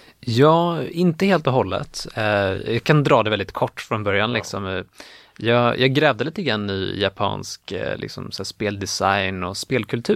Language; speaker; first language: Swedish; native; Swedish